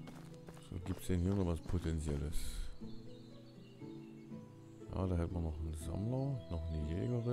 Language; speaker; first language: German; native; German